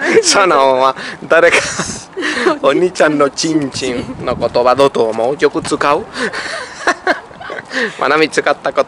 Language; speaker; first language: Japanese; non-native, fluent; Spanish